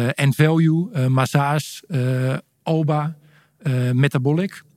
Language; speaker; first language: Dutch; native; Dutch